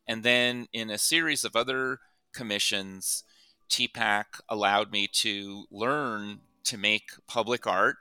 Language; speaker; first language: English; native; English